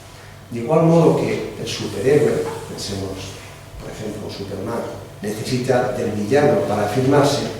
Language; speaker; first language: Spanish; native; Spanish